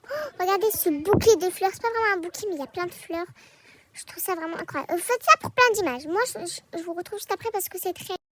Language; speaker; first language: French; native; French